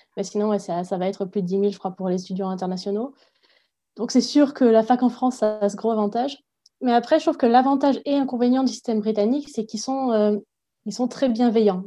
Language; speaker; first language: French; native; French